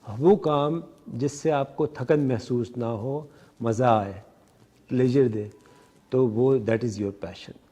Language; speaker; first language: Urdu; native; Urdu